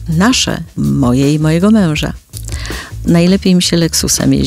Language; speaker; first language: Polish; native; Polish